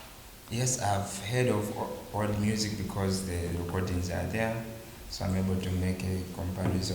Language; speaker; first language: English; non-native, local second language; Bemba